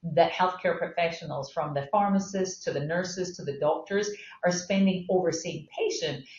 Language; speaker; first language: English; native; English